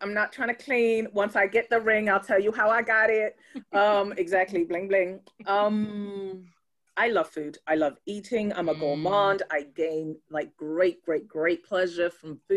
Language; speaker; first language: English; non-native, local second language; Yoruba